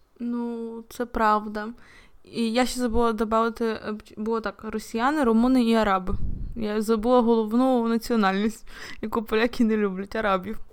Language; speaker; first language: Ukrainian; native; Ukrainian